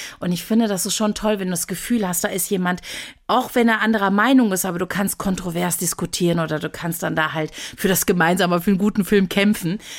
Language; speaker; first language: German; early bilingual, other home language; Turkish